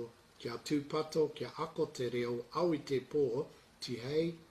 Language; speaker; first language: Māori; non-native, local second language; English